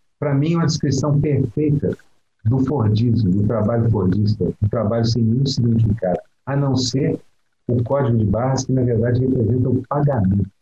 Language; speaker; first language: Portuguese; native; Portuguese